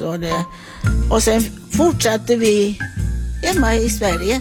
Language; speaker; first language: Swedish; non-native, fluent; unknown